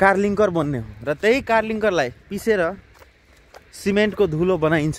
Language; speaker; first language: Nepali; non-native, local second language; Maithili